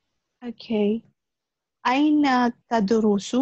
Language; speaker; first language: Arabic; non-native, learner; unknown